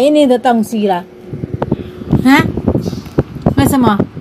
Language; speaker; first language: Chinese; non-native, learner; Indonesian